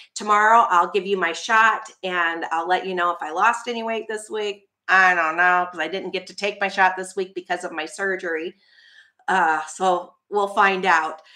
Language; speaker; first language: English; native; English